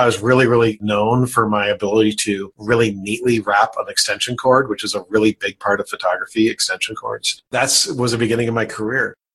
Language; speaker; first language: English; native; English